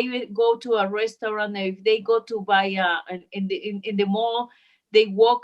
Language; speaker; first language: English; non-native, learner; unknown